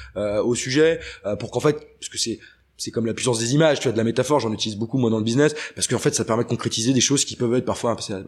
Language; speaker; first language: French; native; French